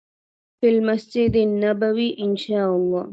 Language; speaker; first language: Arabic; non-native, learner; Tamil